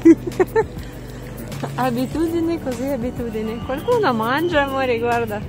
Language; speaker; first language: Italian; non-native, learner; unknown